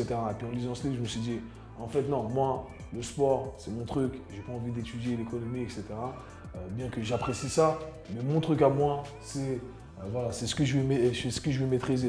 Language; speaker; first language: French; native; French